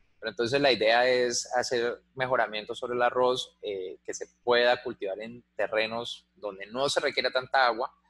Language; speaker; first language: Spanish; native; Spanish